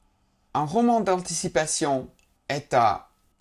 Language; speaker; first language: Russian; non-native, fluent; French